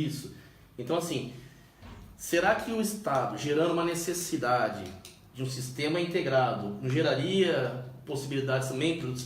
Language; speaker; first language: Portuguese; native; Portuguese